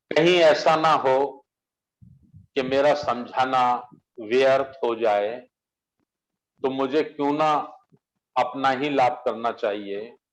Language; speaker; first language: Hindi; native; Hindi